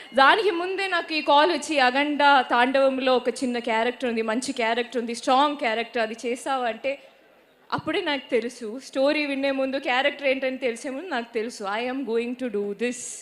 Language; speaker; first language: Telugu; non-native, learner; Malayalam